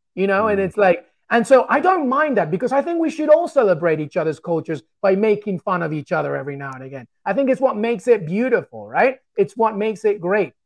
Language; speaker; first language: English; native; English